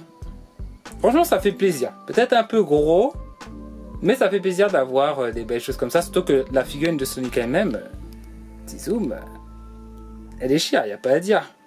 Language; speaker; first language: French; native; French